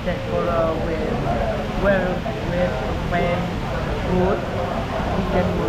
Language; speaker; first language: English; non-native, learner; Indonesian